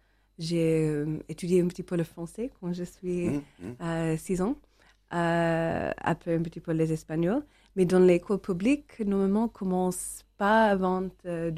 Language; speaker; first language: French; non-native, learner; English